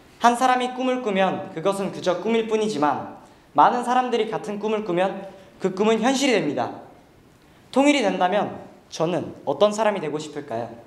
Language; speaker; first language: Korean; early bilingual, heritage; Korean